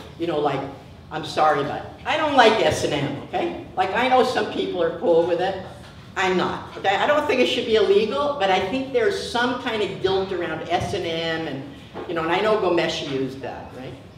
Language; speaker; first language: English; native; English